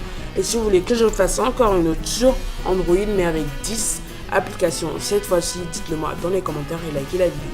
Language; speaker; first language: French; native; French